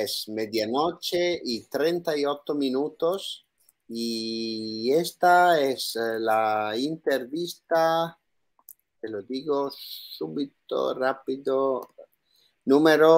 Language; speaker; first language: Spanish; non-native, learner; Italian